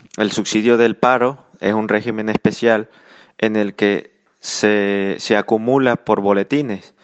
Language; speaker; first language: Spanish; native; Spanish